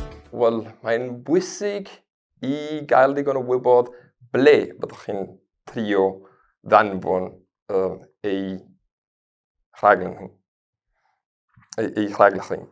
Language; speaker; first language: Welsh; non-native, learner; Spanish